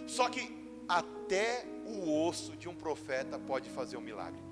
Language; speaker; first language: Portuguese; native; Portuguese